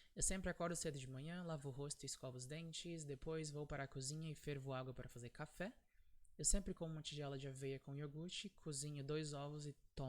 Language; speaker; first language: Portuguese; non-native, fluent; English